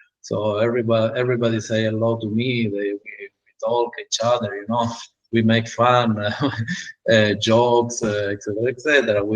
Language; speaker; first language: English; non-native, learner; Italian